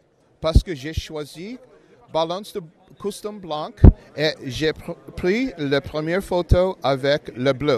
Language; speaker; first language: French; non-native, learner; English